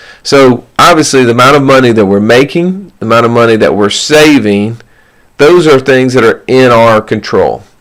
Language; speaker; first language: English; native; English